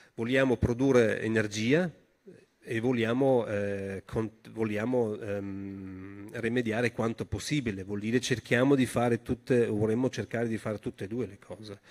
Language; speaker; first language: Italian; non-native, local second language; German